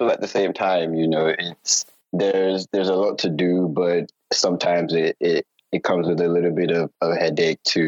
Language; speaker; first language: English; non-native, local second language; Yoruba